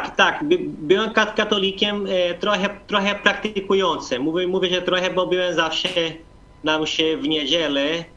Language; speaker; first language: Polish; non-native, fluent; Portuguese